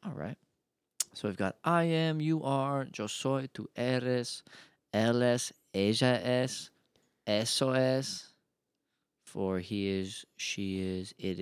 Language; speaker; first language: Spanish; non-native, learner; English